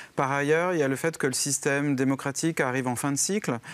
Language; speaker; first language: French; native; French